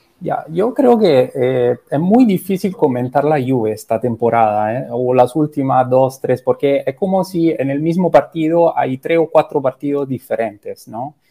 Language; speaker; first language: Spanish; non-native, fluent; Italian